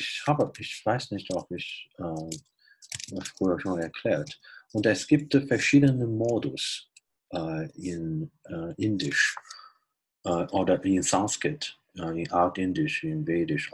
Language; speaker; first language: German; non-native, fluent; Chinese